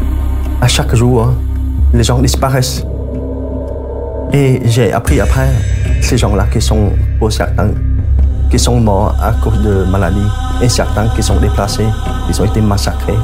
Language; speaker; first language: French; non-native, fluent; Khmer